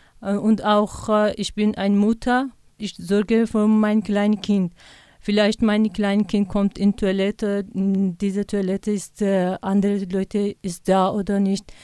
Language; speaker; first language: German; non-native, learner; Persian